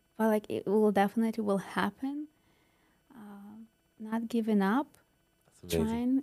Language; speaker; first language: English; non-native, fluent; Ukrainian